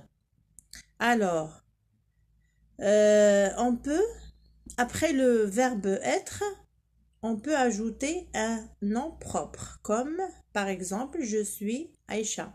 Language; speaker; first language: French; non-native, local second language; Arabic